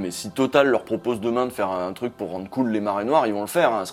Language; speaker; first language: French; native; French